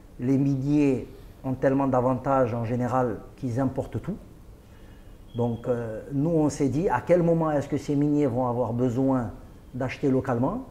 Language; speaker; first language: French; non-native, local second language; Arabic